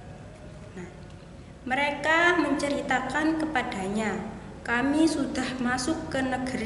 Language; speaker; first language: Indonesian; native; Indonesian